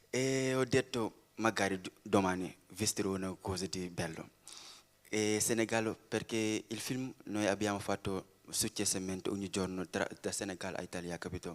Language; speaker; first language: Italian; non-native, learner; Wolof